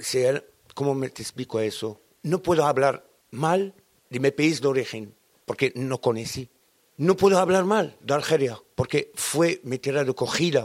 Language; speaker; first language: Spanish; non-native, fluent; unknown